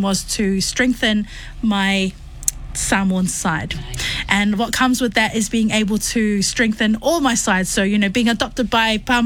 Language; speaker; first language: English; native; English